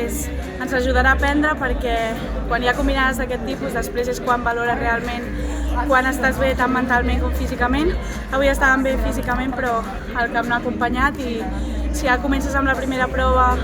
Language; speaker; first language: Catalan; native; Catalan